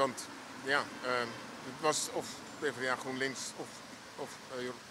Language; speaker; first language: Dutch; native; Dutch